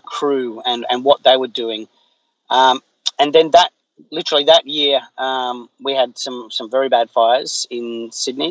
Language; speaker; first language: English; native; English